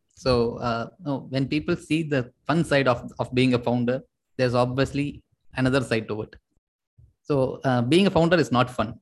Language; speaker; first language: English; non-native, local second language; Tamil